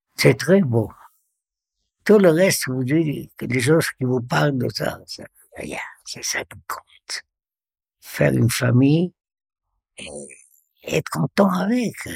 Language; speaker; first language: French; non-native, local second language; Arabic